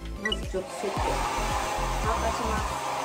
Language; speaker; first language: Japanese; native; Japanese